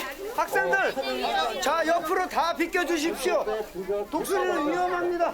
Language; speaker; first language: Korean; native; Korean